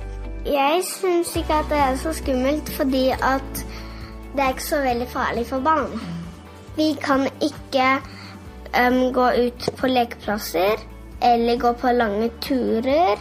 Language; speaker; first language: Norwegian; early bilingual, heritage; Norwegian